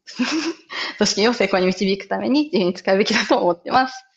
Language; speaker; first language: Japanese; native; Japanese